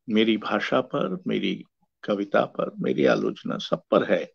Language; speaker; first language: Hindi; native; Hindi